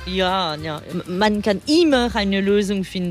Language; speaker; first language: German; non-native, fluent; French